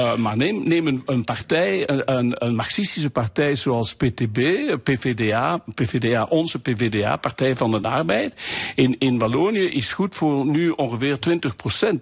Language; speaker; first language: Dutch; non-native, local second language; French